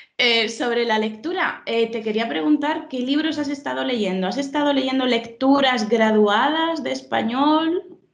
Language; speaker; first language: Spanish; native; Spanish